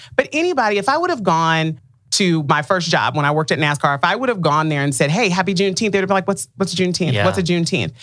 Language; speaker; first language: English; early bilingual, other home language; Akan